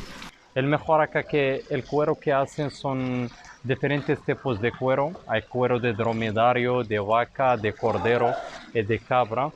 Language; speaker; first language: Spanish; non-native, fluent; Arabic